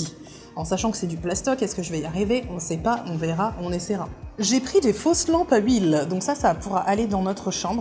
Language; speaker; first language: French; native; French